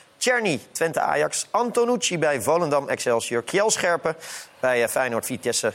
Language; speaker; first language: Dutch; native; Dutch